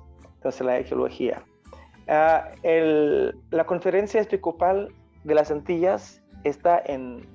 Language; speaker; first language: Spanish; non-native, fluent; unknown